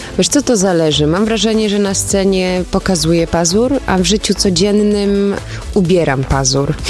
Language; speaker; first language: Polish; early bilingual, heritage; Polish